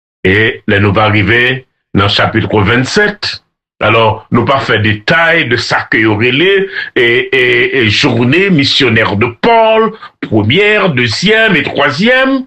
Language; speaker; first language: French; non-native, local second language; Haitian Creole